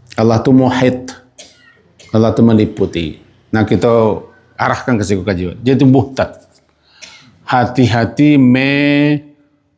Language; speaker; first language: Malay; non-native, local second language; Minangkabau